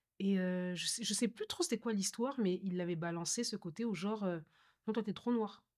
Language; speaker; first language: French; native; French